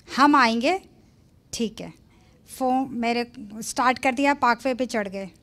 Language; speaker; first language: Hindi; native; Hindi